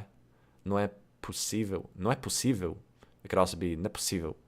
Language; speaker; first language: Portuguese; non-native, fluent; English